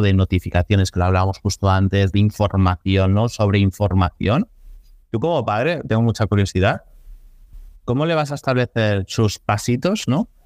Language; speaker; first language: Spanish; native; Spanish